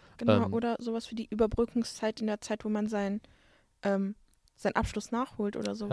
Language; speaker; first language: German; native; German